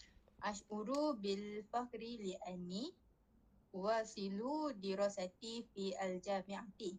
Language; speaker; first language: Arabic; non-native, learner; Malay